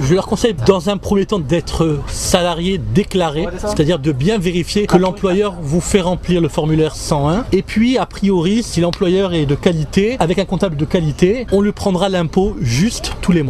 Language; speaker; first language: French; native; French